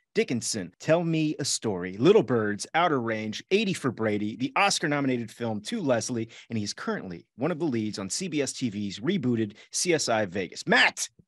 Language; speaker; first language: English; native; English